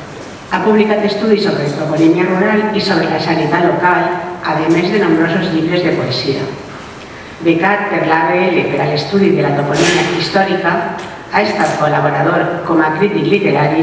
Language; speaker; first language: Catalan; native; Catalan